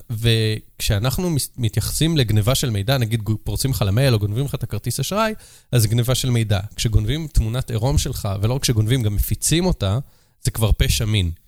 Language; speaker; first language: Hebrew; native; Hebrew